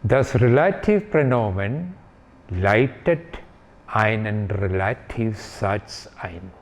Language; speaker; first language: German; non-native, fluent; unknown